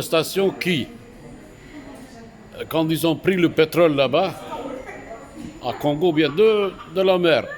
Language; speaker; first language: French; non-native, fluent; Turkish